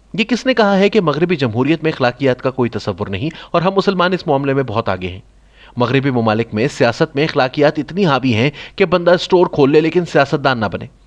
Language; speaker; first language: Urdu; non-native, local second language; Saraiki